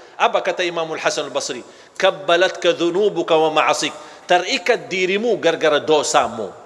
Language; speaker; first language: Malay; non-native, fluent; Arabic